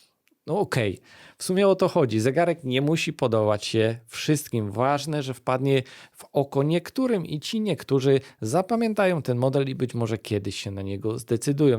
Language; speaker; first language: Polish; native; Polish